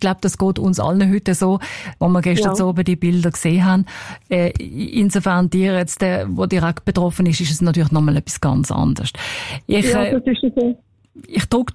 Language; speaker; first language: German; native; German